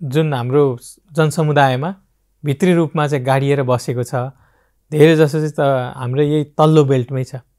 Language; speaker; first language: Nepali; native; Nepali